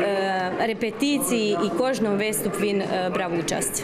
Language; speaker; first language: Ukrainian; early bilingual, heritage; Ukrainian